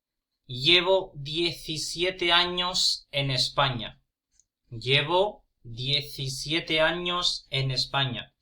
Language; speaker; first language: Spanish; non-native, fluent; Punjabi